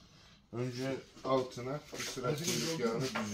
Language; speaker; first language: Turkish; native; Turkish